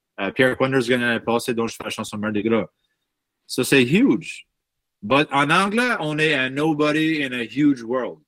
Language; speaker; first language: French; native; French